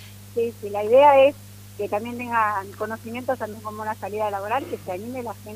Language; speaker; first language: Spanish; native; Spanish